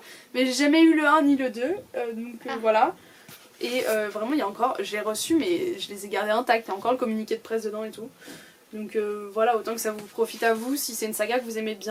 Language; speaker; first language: French; native; French